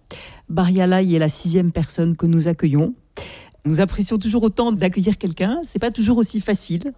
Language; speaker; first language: French; native; French